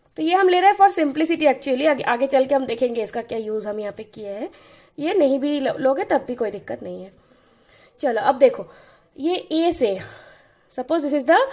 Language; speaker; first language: Hindi; non-native, local second language; Bangla